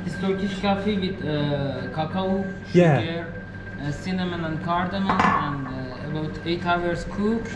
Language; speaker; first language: English; non-native, learner; Persian